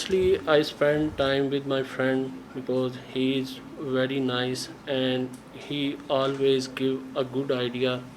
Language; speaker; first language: English; non-native, learner; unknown